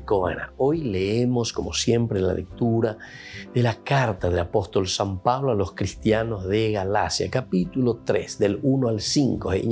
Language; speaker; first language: Spanish; native; Spanish